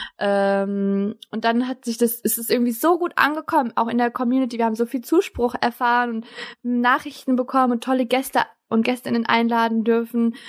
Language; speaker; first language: German; early bilingual, other home language; Turkish